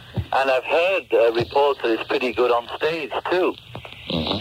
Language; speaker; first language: English; native; English